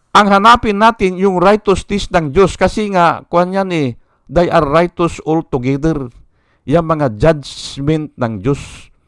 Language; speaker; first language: Filipino; non-native, local second language; Iloko